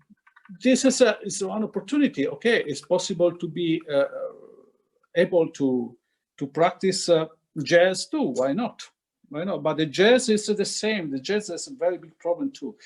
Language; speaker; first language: English; non-native, fluent; Italian